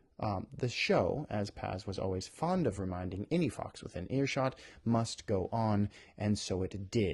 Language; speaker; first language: English; native; English